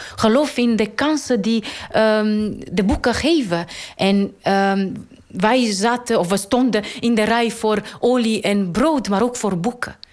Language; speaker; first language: Dutch; non-native, fluent; Romanian